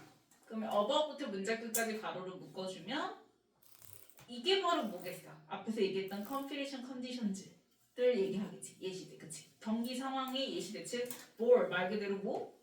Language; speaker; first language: Korean; native; Korean